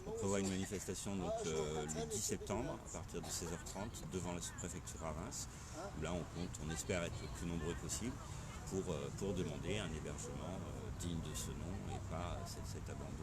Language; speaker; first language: French; native; French